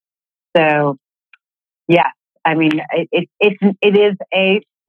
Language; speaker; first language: English; native; English